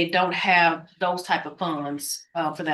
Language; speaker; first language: English; native; English